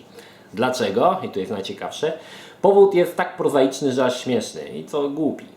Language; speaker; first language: Polish; native; Polish